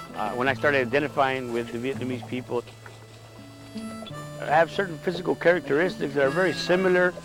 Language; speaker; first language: English; native; English